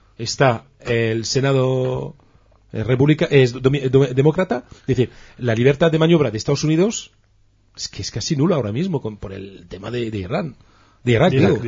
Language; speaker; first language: Spanish; non-native, fluent; French